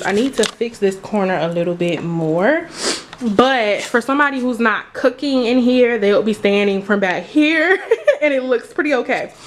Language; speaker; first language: English; native; English